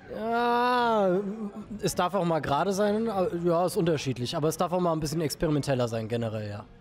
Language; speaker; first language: German; native; German